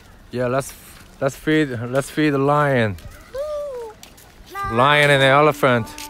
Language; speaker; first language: English; non-native, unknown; Korean